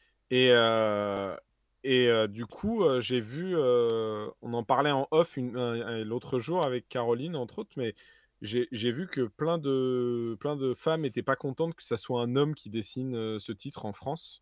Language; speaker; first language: French; native; French